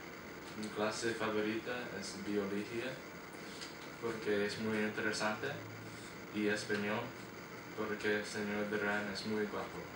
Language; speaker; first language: Spanish; non-native, learner; English